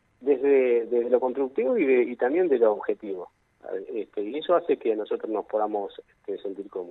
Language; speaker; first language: Spanish; native; Spanish